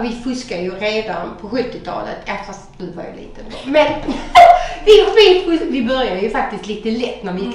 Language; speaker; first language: Swedish; native; Swedish